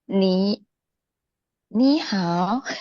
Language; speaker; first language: Chinese; non-native, learner; Indonesian